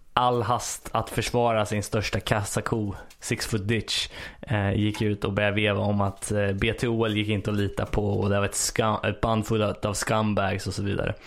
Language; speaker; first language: Swedish; native; Swedish